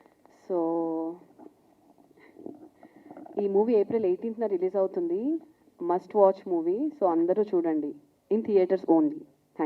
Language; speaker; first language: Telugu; non-native, learner; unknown